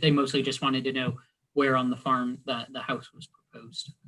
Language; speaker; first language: English; native; English